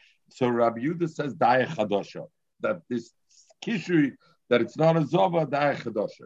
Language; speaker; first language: English; native; English